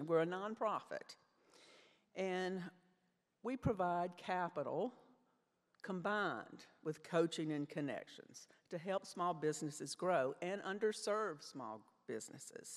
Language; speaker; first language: English; native; English